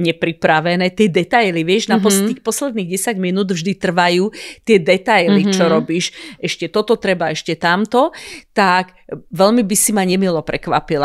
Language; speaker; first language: Slovak; native; Slovak